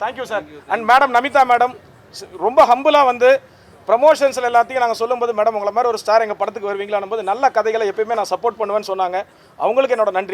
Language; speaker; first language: Tamil; native; Tamil